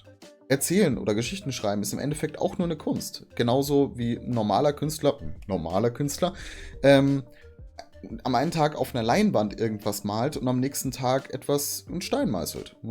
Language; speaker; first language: German; native; German